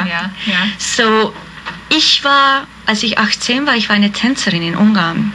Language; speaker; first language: German; non-native, fluent; Hungarian